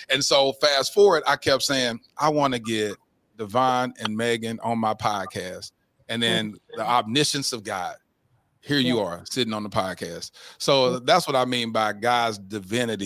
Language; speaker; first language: English; native; English